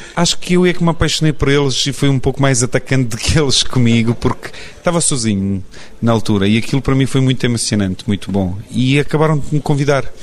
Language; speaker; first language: Portuguese; non-native, fluent; Bosnian